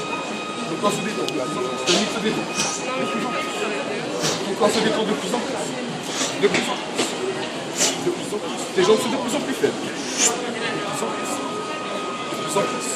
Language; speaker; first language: French; native; French